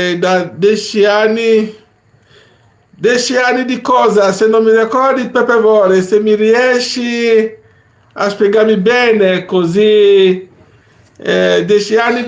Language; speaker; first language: Italian; non-native, learner; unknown